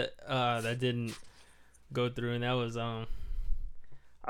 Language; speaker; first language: English; native; English